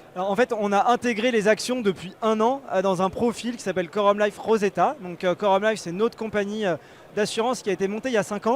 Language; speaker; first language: French; native; French